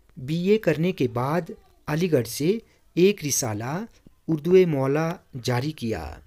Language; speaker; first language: Urdu; non-native, local second language; Kashmiri